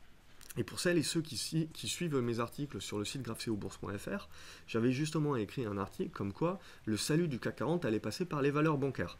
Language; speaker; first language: French; native; French